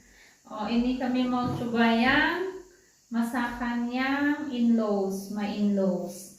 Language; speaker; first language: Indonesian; non-native, learner; Filipino